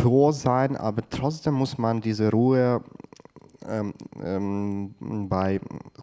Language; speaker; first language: German; non-native, fluent; Ukrainian